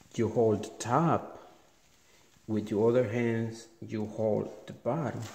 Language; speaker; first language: English; non-native, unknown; Spanish